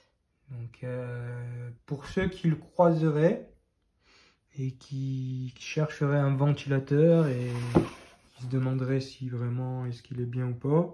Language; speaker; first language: French; native; French